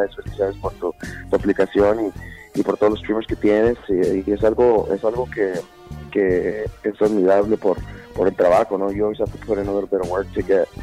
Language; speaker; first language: Spanish; early bilingual, heritage; Spanish